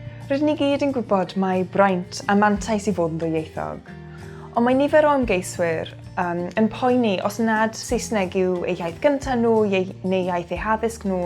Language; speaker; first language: Welsh; native; Welsh